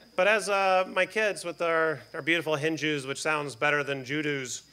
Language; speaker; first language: English; native; English